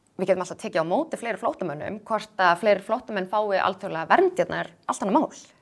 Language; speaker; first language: Icelandic; early bilingual, other home language; Kurdish